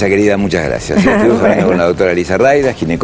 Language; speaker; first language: Spanish; native; Spanish